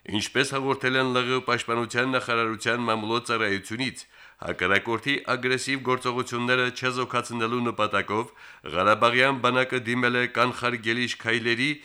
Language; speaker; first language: Armenian; native; Armenian